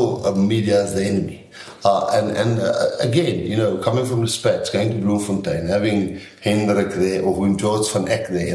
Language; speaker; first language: English; non-native, local second language; Afrikaans